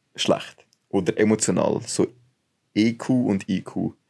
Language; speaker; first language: Swiss German; native; Swiss German